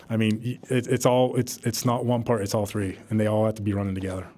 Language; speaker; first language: English; native; English